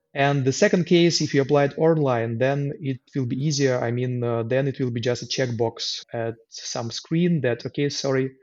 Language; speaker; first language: English; non-native, fluent; Ukrainian